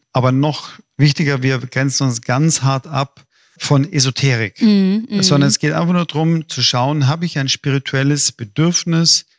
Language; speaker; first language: German; native; German